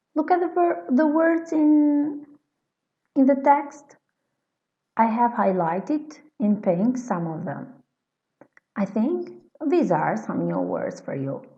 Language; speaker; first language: English; non-native, fluent; Albanian